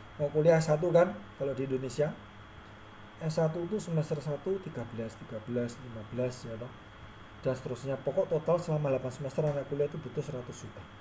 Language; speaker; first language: Indonesian; native; Indonesian